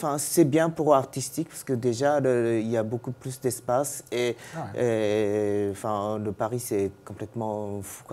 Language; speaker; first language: French; non-native, fluent; Japanese